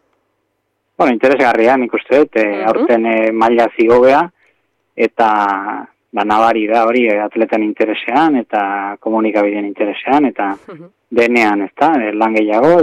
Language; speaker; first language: Basque; native; Basque